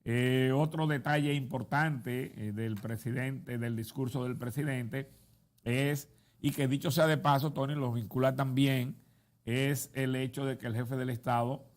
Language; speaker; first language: Spanish; native; Spanish